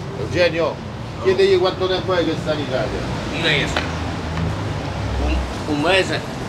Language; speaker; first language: Italian; native; Italian